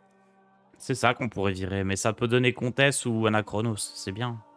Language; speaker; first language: French; native; French